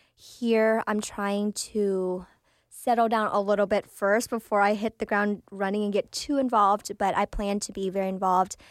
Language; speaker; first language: English; early bilingual, other home language; Vietnamese